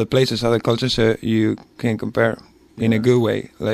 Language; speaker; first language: English; non-native, fluent; Spanish